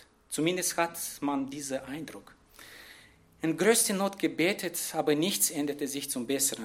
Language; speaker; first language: German; non-native, fluent; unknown